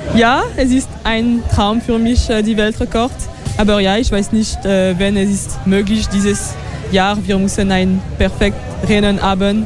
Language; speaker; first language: German; non-native, local second language; French